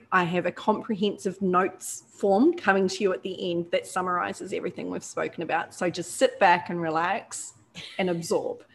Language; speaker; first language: English; native; English